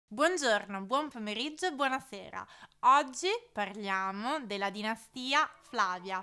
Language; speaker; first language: Italian; native; Italian